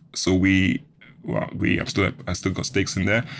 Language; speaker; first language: English; non-native, fluent; German